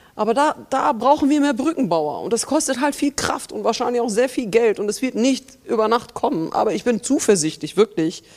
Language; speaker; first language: German; native; German